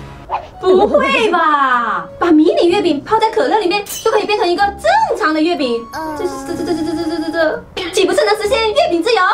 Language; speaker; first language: Chinese; native; Chinese